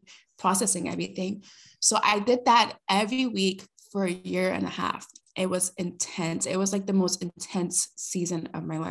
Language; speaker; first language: English; early bilingual, other home language; Spanish